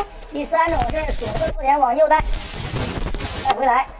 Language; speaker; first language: Chinese; native; Chinese